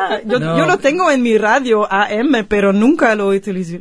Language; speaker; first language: Spanish; non-native, fluent; Dutch